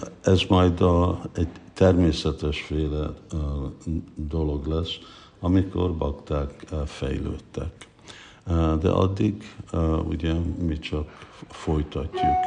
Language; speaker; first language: Hungarian; early bilingual, heritage; Hungarian